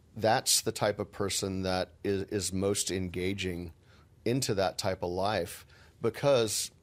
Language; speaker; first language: English; native; English